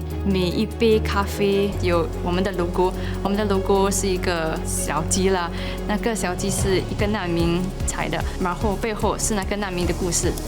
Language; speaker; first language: Chinese; non-native, local second language; English